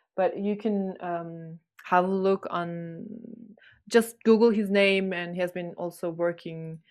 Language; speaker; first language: English; non-native, fluent; Chinese